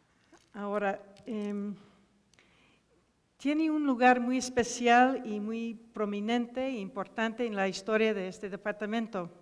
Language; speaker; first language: Spanish; non-native, fluent; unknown